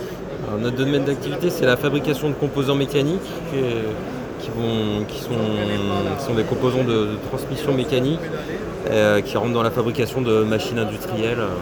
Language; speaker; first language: French; native; French